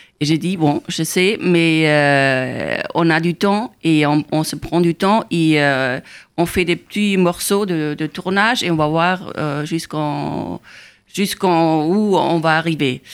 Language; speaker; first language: French; non-native, fluent; German